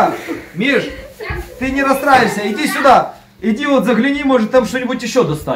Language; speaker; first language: Russian; native; Russian